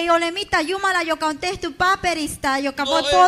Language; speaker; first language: Finnish; non-native, fluent; Spanish